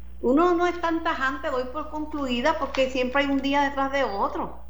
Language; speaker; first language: Spanish; native; Spanish